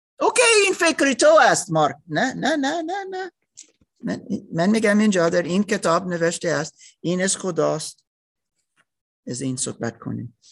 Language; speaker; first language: Persian; non-native, learner; English